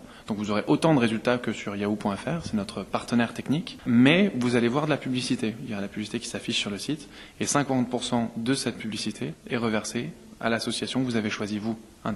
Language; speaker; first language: French; native; French